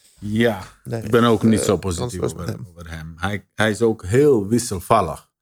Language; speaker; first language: Dutch; non-native, fluent; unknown